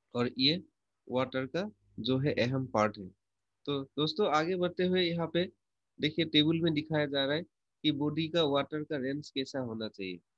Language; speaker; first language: Hindi; non-native, local second language; Assamese